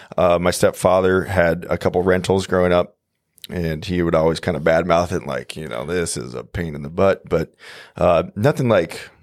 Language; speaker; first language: English; native; English